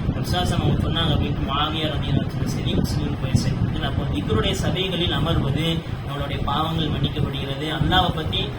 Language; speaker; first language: Tamil; native; Tamil